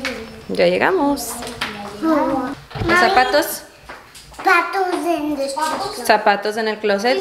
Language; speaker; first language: Spanish; early bilingual, heritage; Spanish